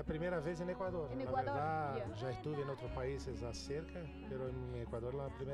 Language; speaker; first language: Spanish; non-native, local second language; Portuguese